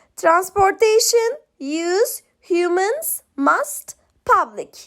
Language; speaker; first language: English; non-native, fluent; Turkish